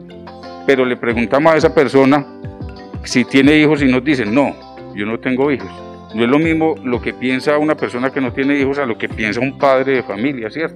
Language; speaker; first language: Spanish; native; Spanish